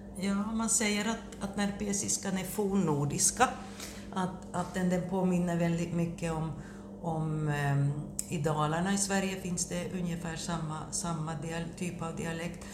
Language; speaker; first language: Swedish; native; Swedish